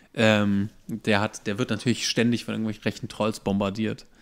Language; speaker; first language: German; native; German